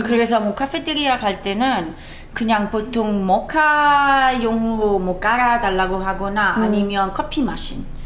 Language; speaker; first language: Korean; non-native, fluent; Italian